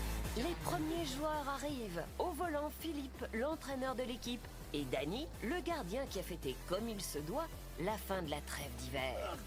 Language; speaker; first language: French; native; French